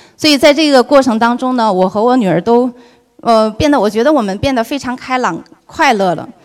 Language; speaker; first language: Chinese; native; Chinese